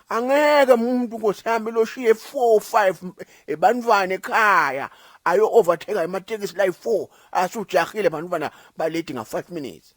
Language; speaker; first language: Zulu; non-native, local second language; Swati